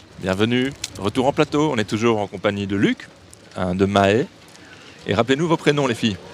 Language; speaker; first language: French; native; French